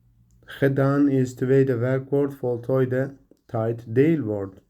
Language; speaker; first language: Dutch; non-native, learner; Turkish